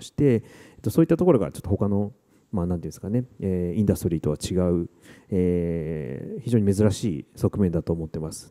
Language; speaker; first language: Japanese; native; Japanese